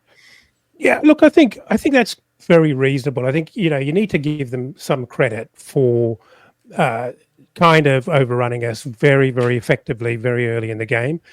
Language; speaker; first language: English; native; English